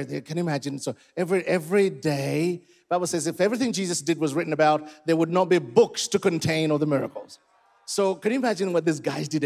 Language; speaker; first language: English; non-native, local second language; Ganda